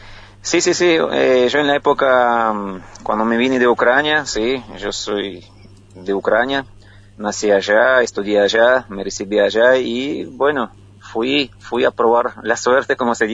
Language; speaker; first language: Spanish; non-native, fluent; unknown